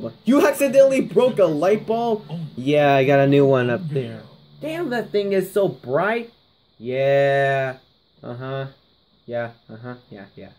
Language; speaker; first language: English; native; English